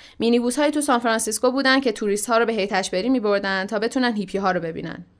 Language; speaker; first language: Persian; native; Persian